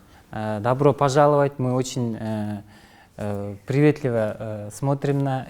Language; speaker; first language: Russian; non-native, local second language; Kyrgyz